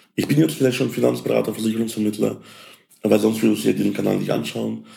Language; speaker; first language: German; early bilingual, other home language; Ukrainian